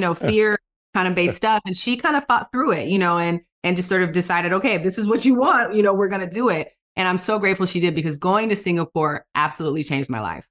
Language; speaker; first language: English; native; English